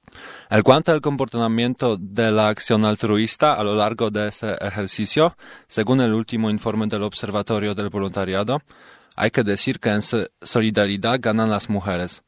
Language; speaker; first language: Spanish; native; Spanish